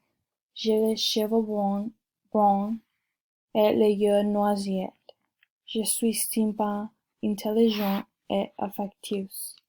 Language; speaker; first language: French; non-native, learner; English